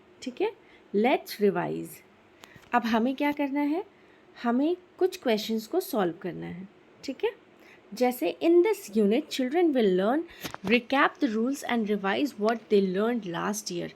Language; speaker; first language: Hindi; native; Hindi